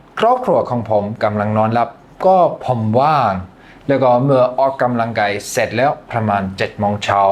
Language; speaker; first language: Thai; non-native, fluent; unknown